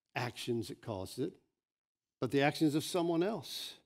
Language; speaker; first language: English; native; English